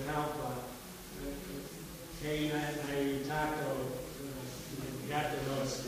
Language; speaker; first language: Italian; non-native, fluent; English